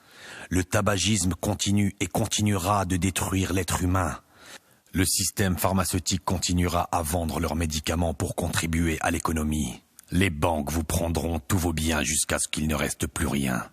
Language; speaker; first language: French; native; French